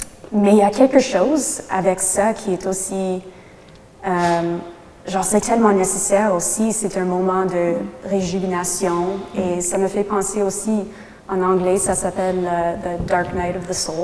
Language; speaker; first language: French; non-native, local second language; English